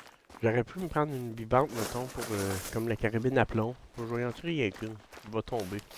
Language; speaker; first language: French; native; French